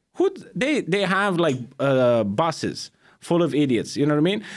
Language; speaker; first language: English; non-native, fluent; Romanian